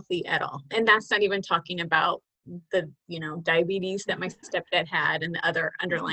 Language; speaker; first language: English; native; English